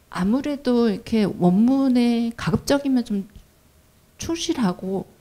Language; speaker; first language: Korean; native; Korean